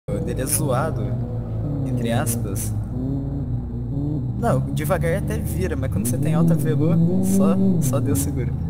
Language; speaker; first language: Portuguese; native; Portuguese